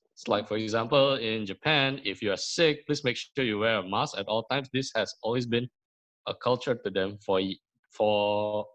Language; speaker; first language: English; early bilingual, other home language; Indonesian